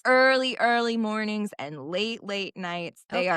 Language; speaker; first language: English; native; English